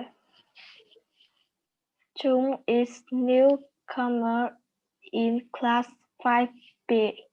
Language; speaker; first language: English; non-native, learner; Vietnamese